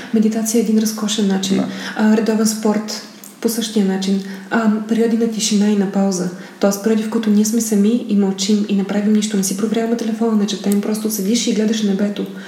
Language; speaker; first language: Bulgarian; native; Bulgarian